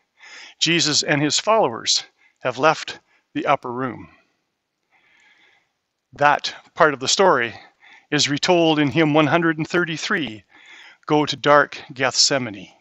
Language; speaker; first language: English; native; English